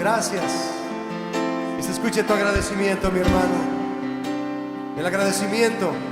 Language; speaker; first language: Spanish; native; Spanish